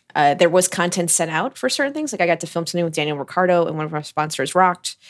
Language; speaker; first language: English; native; English